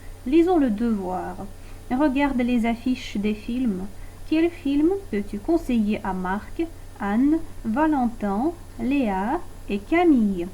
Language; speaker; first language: French; non-native, fluent; Russian